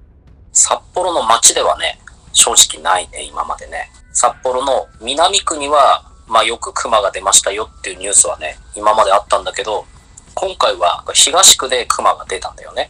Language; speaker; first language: Japanese; native; Japanese